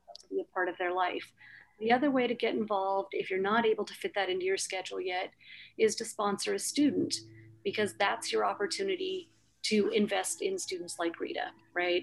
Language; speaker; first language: English; native; English